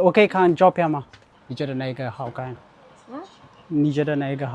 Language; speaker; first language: Chinese; non-native, fluent; Amharic